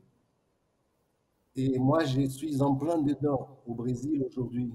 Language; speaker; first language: French; non-native, fluent; Portuguese